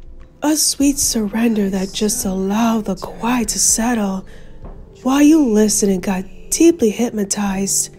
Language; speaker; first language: English; native; English